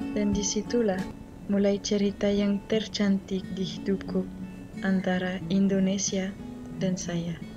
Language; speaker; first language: Indonesian; non-native, fluent; French